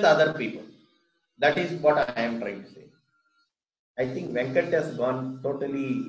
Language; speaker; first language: English; non-native, local second language; Tamil